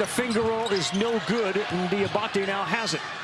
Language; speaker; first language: English; native; English